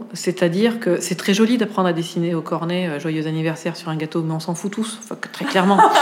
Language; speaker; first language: French; native; French